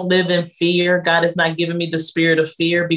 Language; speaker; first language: English; native; English